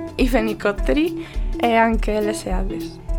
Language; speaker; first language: Italian; non-native, learner; Spanish